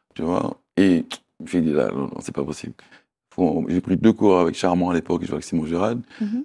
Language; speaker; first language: French; native; French